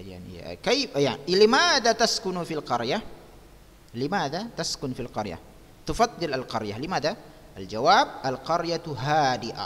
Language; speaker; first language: Arabic; non-native, fluent; Indonesian